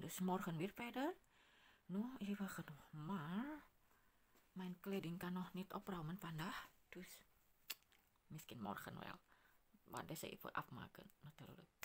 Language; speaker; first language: Dutch; non-native, learner; Indonesian